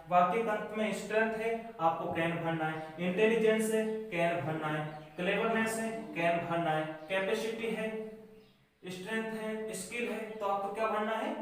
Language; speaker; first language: Hindi; native; Hindi